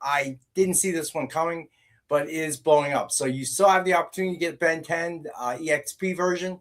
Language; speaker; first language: English; native; English